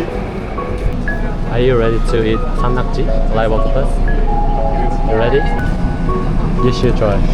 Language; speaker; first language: English; non-native, fluent; Korean